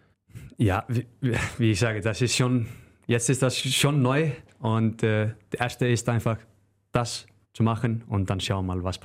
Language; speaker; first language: German; non-native, fluent; Icelandic